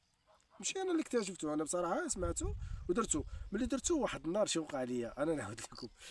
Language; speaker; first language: Arabic; native; Arabic